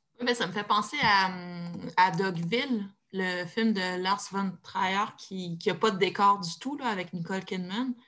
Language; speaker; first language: French; native; French